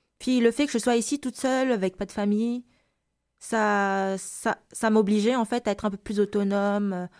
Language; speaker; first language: French; non-native, local second language; Malagasy